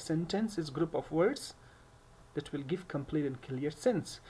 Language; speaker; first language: English; non-native, learner; Hazaragi